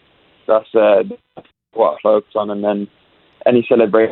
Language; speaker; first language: English; native; English